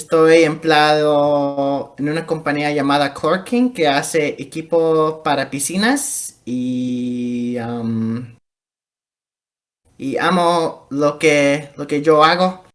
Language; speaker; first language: Spanish; early bilingual, heritage; Spanish